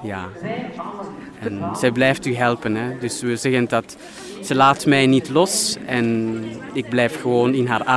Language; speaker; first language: Dutch; non-native, fluent; Thai